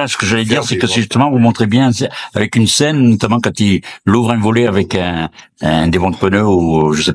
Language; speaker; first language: French; native; French